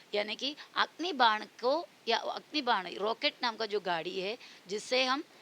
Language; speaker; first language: Hindi; non-native, local second language; Marathi